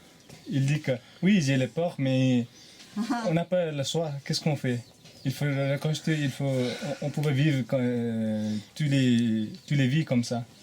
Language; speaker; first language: French; non-native, fluent; Nepali